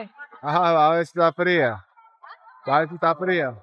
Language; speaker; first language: Spanish; native; Spanish